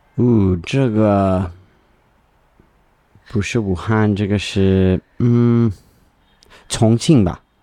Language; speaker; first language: Chinese; non-native, learner; English